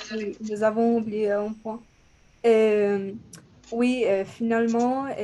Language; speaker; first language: French; non-native, learner; Spanish